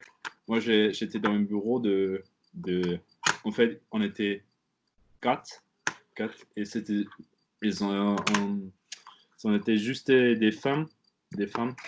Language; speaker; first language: French; non-native, learner; German